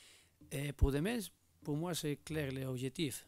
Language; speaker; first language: French; non-native, learner; Spanish